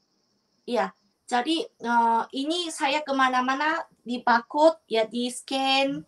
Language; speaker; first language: Indonesian; non-native, fluent; Korean